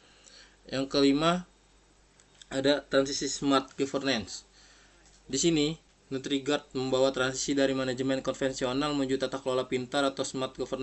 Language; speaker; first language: Indonesian; native; Indonesian